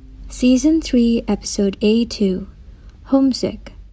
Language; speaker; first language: English; non-native, fluent; Indonesian